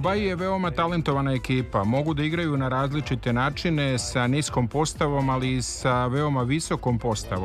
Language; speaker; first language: Serbian; native; Serbian